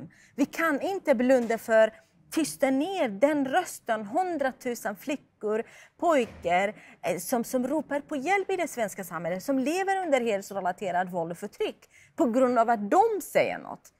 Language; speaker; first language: Swedish; non-native, fluent; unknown